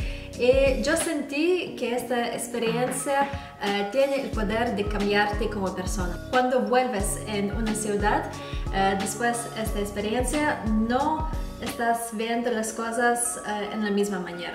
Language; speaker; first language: Spanish; non-native, fluent; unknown